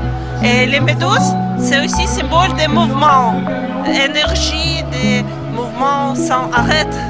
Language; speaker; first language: French; non-native, learner; Ukrainian